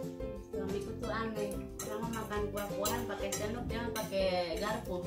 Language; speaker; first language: Spanish; non-native, learner; Indonesian